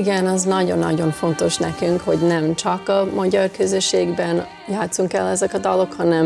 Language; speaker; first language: Hungarian; early bilingual, heritage; English